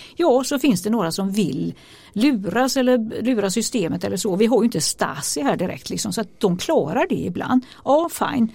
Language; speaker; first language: Swedish; native; Swedish